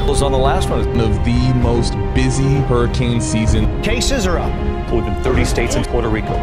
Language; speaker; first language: English; native; English